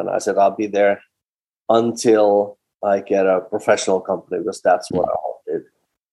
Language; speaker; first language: English; non-native, fluent; Finnish